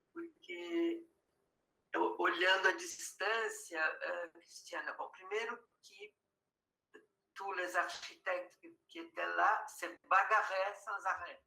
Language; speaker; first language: French; non-native, fluent; Portuguese